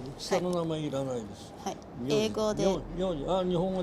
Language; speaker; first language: Japanese; native; Japanese